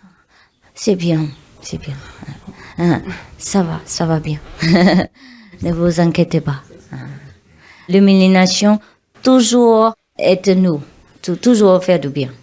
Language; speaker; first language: French; non-native, learner; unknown